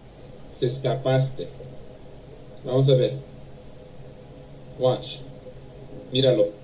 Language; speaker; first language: Spanish; non-native, learner; English